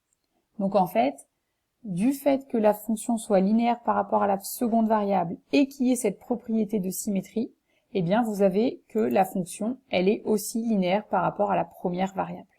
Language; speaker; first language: French; native; French